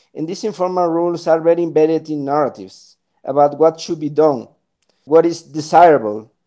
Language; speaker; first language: English; non-native, fluent; Spanish